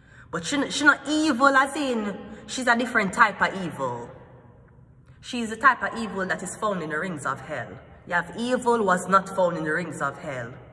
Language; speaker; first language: English; native; English